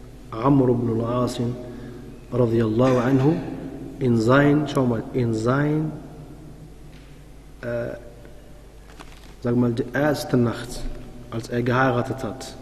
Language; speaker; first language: German; non-native, fluent; Arabic